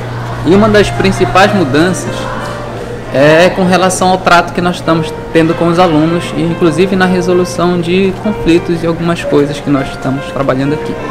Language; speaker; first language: Portuguese; native; Portuguese